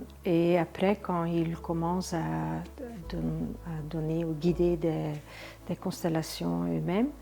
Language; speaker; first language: French; non-native, fluent; Dutch